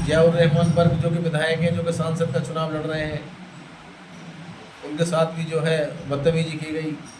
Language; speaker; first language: Hindi; native; Hindi